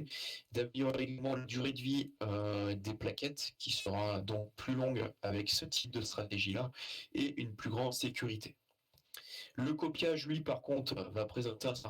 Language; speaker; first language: French; native; French